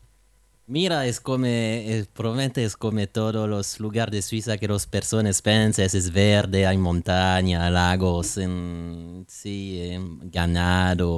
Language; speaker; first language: Spanish; non-native, learner; French